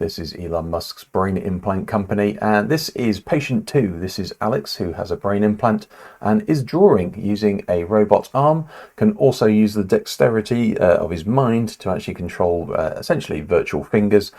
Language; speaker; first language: English; native; English